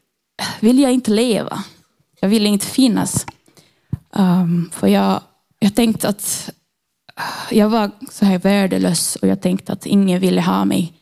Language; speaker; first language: Swedish; non-native, fluent; Portuguese